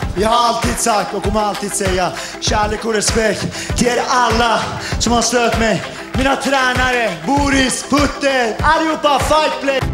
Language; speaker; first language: Swedish; early bilingual, other home language; Persian